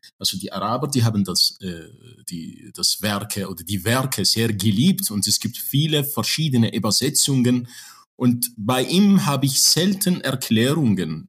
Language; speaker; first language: German; non-native, fluent; Arabic